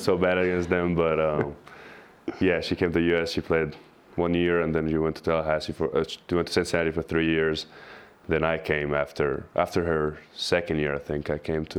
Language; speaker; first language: English; non-native, fluent; Arabic